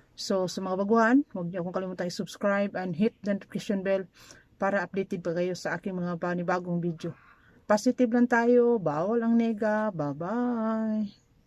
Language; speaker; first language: Filipino; non-native, local second language; Cebuano